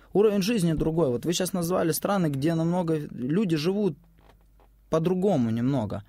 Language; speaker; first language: Russian; native; Russian